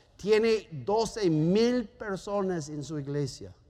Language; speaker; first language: Spanish; non-native, fluent; German